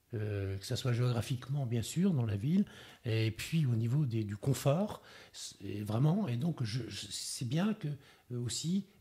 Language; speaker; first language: French; native; French